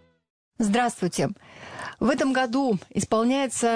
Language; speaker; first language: Russian; native; Russian